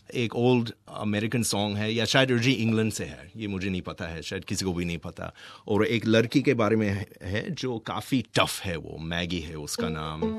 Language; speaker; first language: Hindi; non-native, fluent; English